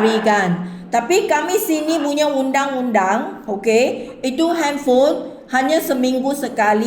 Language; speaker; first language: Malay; non-native, local second language; Chinese